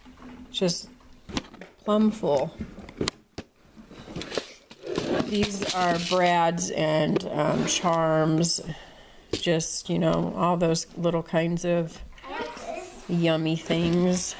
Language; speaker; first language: English; native; English